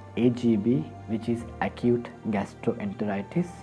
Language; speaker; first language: English; non-native, local second language; Sinhala